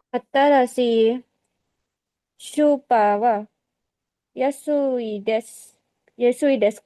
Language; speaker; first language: Japanese; non-native, learner; Indonesian